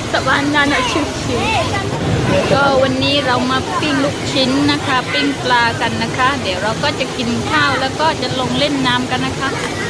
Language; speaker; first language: Thai; non-native, local second language; Malay